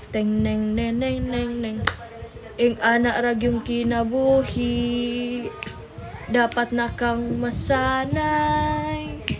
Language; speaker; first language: Filipino; non-native, local second language; Cebuano